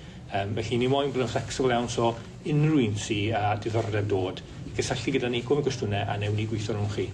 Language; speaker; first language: Welsh; native; Welsh